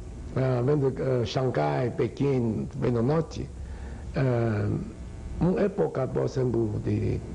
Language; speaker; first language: Portuguese; non-native, learner; Chinese